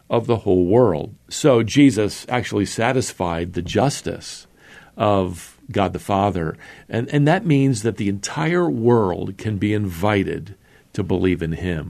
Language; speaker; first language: English; native; English